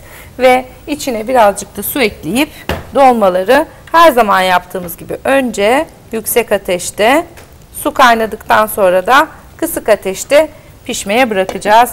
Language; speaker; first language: Turkish; native; Turkish